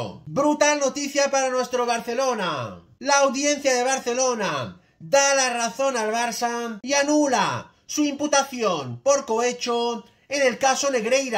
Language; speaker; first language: Spanish; native; Spanish